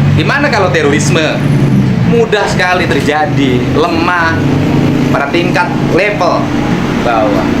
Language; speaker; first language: Indonesian; non-native, local second language; Sundanese